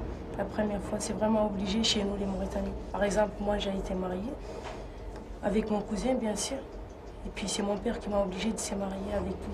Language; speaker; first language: French; non-native, local second language; Arabic